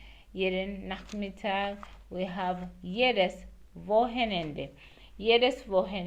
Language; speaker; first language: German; non-native, learner; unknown